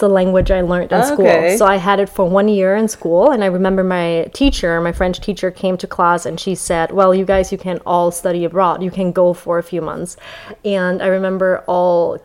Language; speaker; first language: English; non-native, fluent; German